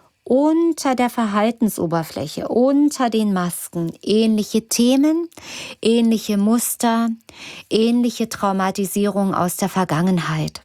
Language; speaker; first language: German; native; German